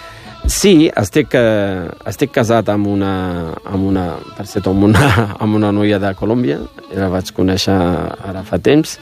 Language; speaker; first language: Catalan; early bilingual, other home language; Riffian